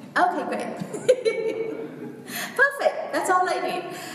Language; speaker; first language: English; non-native, fluent; Vietnamese